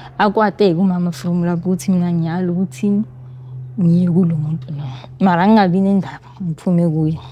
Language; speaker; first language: Zulu; native; Zulu